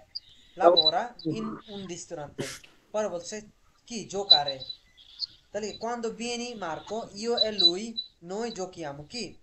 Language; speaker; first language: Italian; non-native, fluent; Bangla